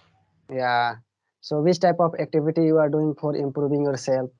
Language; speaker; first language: English; non-native, learner; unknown